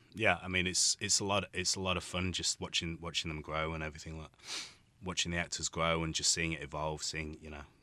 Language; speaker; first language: English; native; English